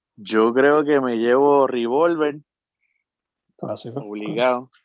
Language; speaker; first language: Spanish; native; Spanish